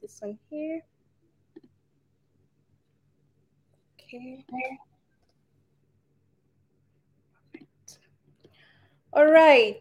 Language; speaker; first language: English; non-native, local second language; Kikuyu